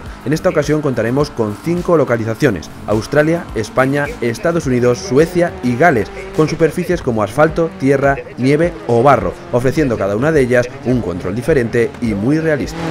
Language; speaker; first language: Spanish; native; Spanish